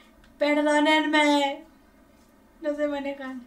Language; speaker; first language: Spanish; native; Spanish